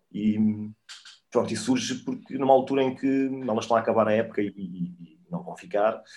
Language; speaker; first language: Portuguese; native; Portuguese